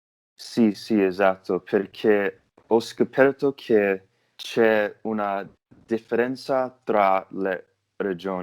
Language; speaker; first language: Italian; non-native, learner; English